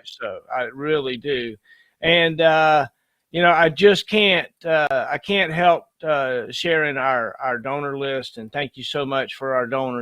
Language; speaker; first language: English; native; English